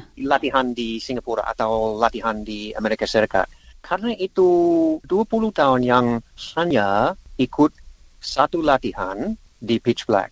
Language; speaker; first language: Indonesian; non-native, learner; English